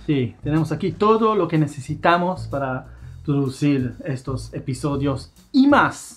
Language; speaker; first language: Spanish; non-native, fluent; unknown